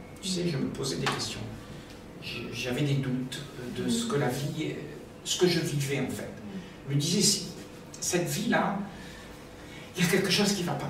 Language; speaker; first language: French; native; French